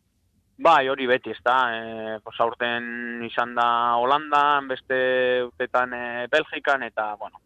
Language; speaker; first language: Basque; non-native, local second language; Spanish